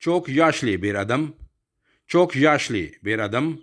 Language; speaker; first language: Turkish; non-native, learner; Urdu